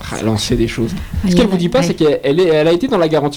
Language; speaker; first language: French; native; French